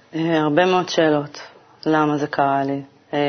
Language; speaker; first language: Hebrew; native; Hebrew